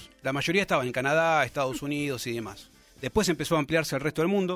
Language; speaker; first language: Spanish; native; Spanish